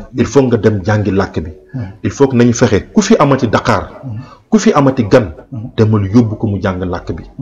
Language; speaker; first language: Wolof; non-native, local second language; Fula